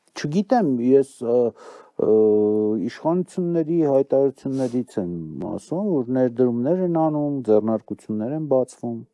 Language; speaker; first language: Armenian; native; Armenian